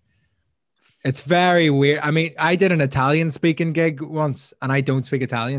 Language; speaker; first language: English; native; English